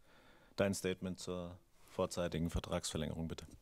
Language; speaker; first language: German; native; German